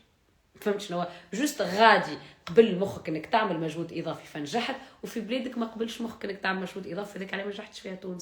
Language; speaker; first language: Arabic; native; Arabic